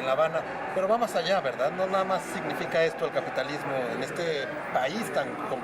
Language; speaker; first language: Spanish; native; Spanish